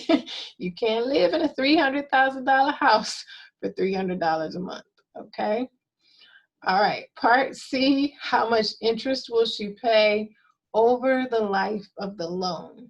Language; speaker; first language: English; native; English